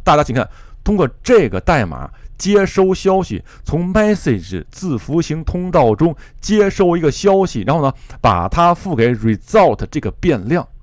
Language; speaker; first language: Chinese; native; Chinese